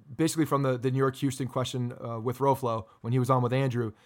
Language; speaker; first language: English; native; English